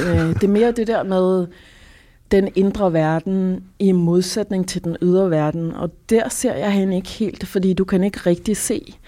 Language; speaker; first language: Danish; native; Danish